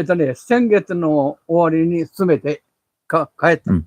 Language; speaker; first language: Japanese; native; Japanese